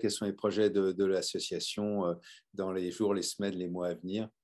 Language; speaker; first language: French; native; French